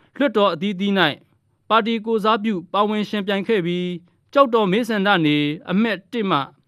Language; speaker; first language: Burmese; non-native, local second language; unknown